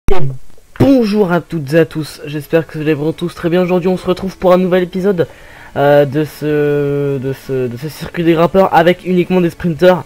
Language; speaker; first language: French; native; French